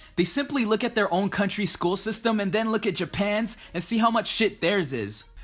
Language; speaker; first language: English; early bilingual, other home language; Japanese